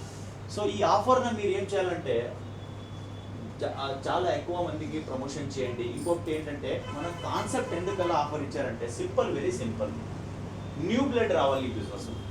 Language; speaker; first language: Telugu; non-native, learner; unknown